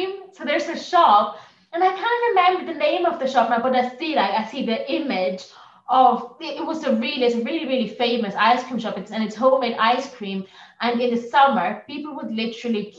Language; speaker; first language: English; non-native, fluent; German